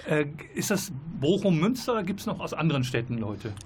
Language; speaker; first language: German; native; German